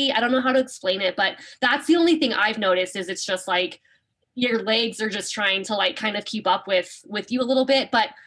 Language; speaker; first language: English; native; English